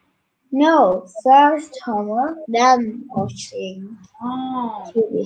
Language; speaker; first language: English; non-native, learner; Turkish